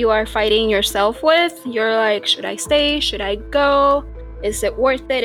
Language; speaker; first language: English; non-native, fluent; Spanish